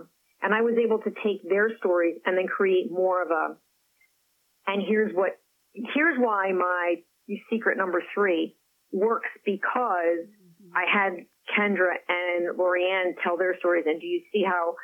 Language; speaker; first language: English; non-native, fluent; French